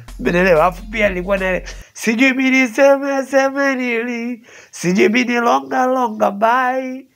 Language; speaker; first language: Swahili; native; Swahili